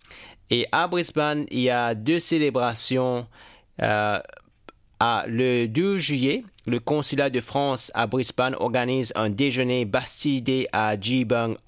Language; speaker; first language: French; non-native, fluent; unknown